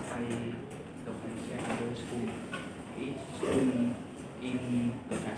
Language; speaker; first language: English; non-native, learner; Vietnamese